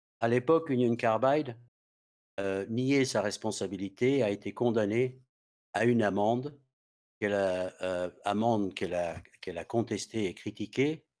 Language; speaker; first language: French; non-native, fluent; English